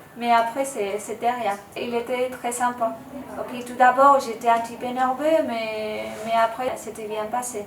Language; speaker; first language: French; non-native, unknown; Spanish